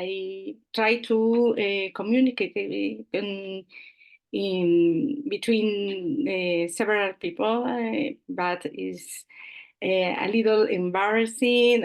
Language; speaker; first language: English; non-native, learner; Spanish